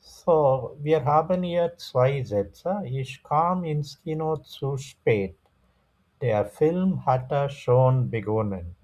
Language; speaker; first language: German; non-native, fluent; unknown